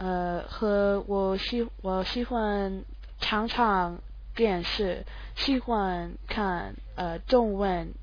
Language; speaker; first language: Chinese; non-native, learner; English